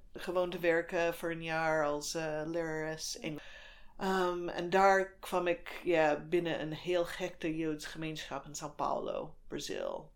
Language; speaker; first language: Dutch; non-native, fluent; English